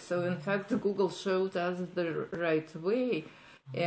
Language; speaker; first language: English; non-native, fluent; Ukrainian